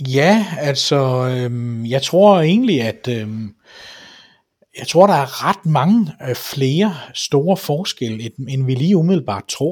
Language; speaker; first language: Danish; native; Danish